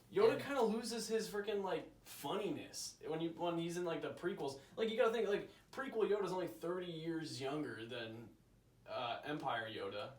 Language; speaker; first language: English; native; English